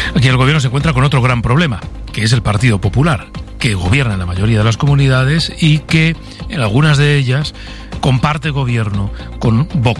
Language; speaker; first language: Spanish; native; Spanish